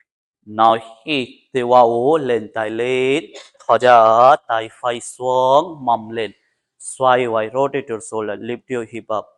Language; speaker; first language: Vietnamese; non-native, learner; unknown